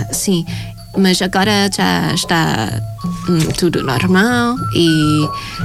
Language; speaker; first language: Portuguese; non-native, fluent; Thai